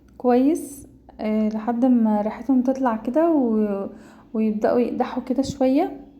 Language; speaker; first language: Arabic; native; Arabic